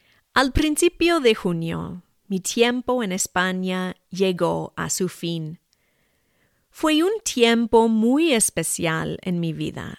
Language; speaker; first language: Spanish; non-native, fluent; English